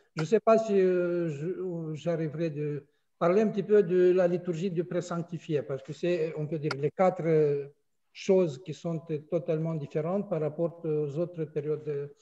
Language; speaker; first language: French; non-native, fluent; Russian